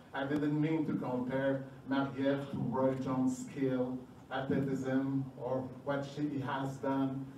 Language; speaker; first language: English; non-native, fluent; French